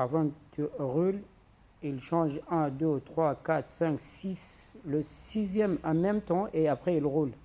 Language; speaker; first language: French; non-native, fluent; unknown